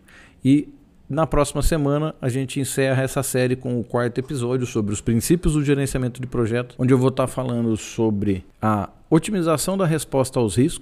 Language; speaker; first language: Portuguese; native; Portuguese